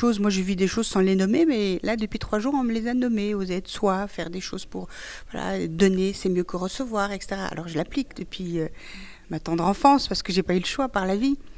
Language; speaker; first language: French; early bilingual, other home language; Persian